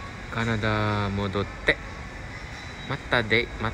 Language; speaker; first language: Japanese; non-native, learner; English